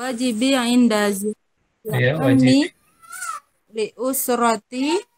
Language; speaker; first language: Arabic; non-native, learner; Indonesian